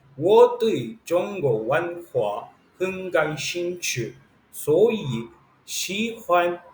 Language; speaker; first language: Chinese; non-native, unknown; Turkish